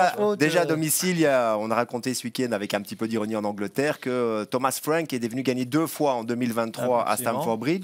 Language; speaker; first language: French; native; French